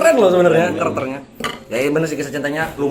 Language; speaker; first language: Indonesian; native; Indonesian